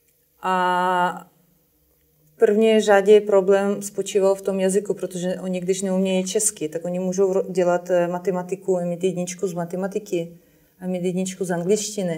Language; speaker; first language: Czech; non-native, fluent; Ukrainian